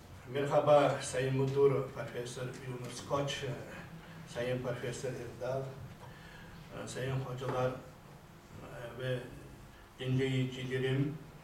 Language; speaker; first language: Turkish; non-native, learner; Mongolian